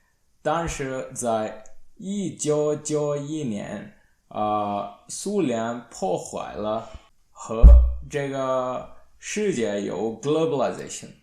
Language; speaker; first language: Chinese; non-native, learner; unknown